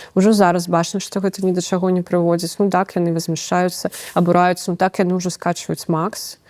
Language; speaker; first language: Belarusian; non-native, local second language; Russian